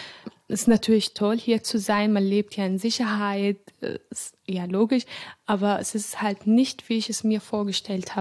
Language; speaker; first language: German; early bilingual, other home language; Arabic